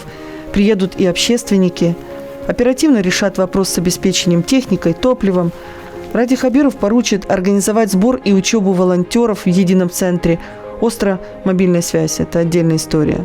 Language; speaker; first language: Russian; native; Russian